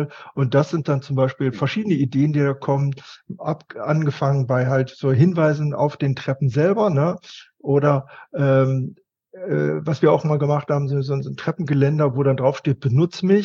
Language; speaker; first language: German; native; German